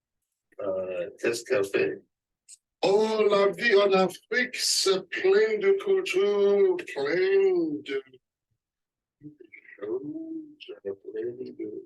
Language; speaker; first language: French; non-native, learner; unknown